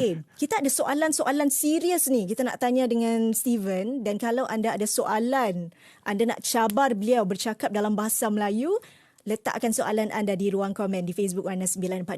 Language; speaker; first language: Malay; native; Malay